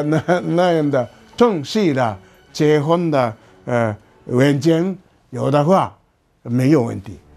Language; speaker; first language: Chinese; non-native, fluent; Japanese